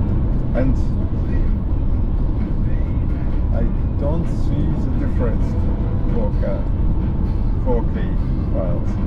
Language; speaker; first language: English; non-native, learner; German